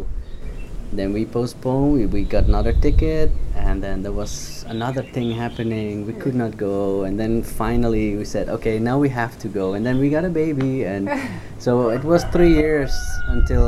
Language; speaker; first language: English; non-native, fluent; Dutch